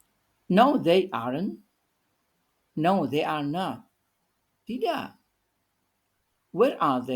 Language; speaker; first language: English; non-native, fluent; Indonesian